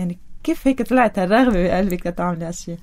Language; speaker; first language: Arabic; native; Arabic